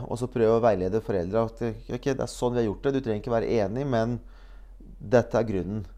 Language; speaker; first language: Norwegian; early bilingual, other home language; Bosnian